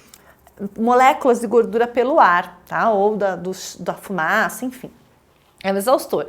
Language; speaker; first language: Portuguese; native; Portuguese